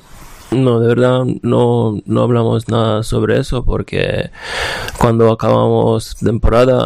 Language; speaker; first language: Spanish; non-native, fluent; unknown